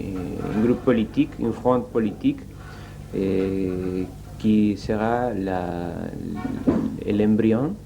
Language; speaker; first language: French; non-native, learner; Spanish